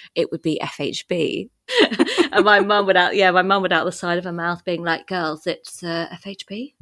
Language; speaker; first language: English; early bilingual, other home language; French